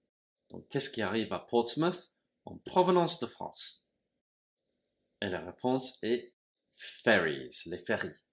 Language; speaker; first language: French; non-native, fluent; English